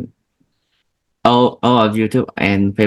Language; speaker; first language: English; non-native, learner; Vietnamese